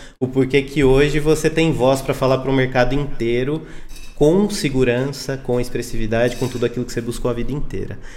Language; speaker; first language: Portuguese; native; Portuguese